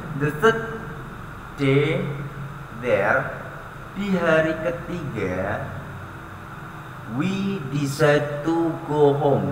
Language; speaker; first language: English; non-native, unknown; Indonesian